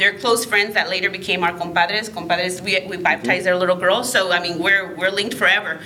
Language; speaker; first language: English; early bilingual, other home language; Spanish